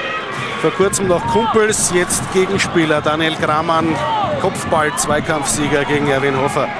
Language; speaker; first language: German; native; German